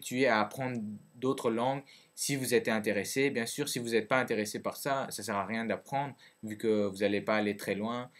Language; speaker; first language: French; early bilingual, other home language; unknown